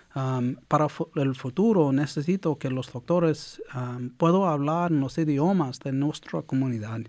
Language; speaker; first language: Spanish; early bilingual, heritage; English